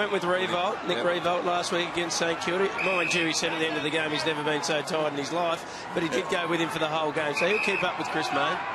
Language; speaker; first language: English; native; English